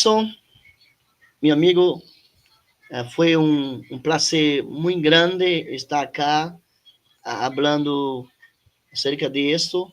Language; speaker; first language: Spanish; non-native, learner; Portuguese